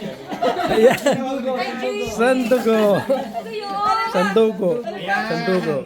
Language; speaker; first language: Filipino; native; Filipino